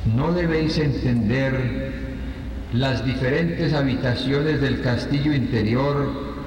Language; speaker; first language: Spanish; native; Spanish